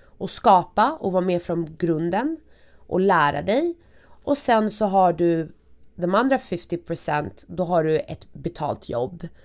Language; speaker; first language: Swedish; early bilingual, other home language; Arabic